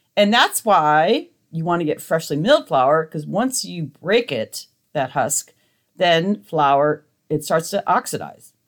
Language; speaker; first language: English; native; English